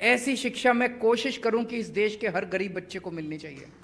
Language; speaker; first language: Hindi; native; Hindi